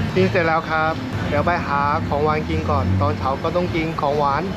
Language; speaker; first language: Thai; non-native, fluent; Chinese